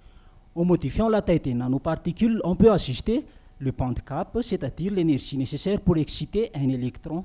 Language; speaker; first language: French; non-native, local second language; Malagasy